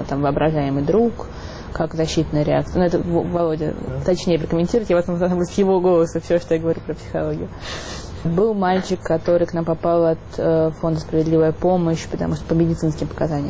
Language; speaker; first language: Russian; native; Russian